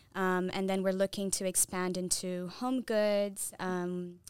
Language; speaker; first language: English; non-native, fluent; Tigrinya